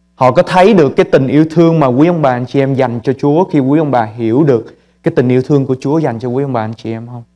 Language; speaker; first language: Vietnamese; early bilingual, heritage; Vietnamese